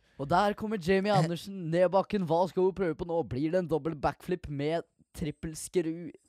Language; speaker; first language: Norwegian; native; Norwegian